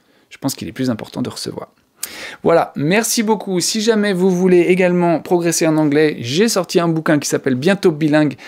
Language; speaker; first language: French; native; French